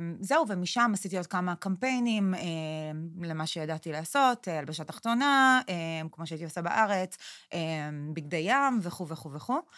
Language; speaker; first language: Hebrew; native; Hebrew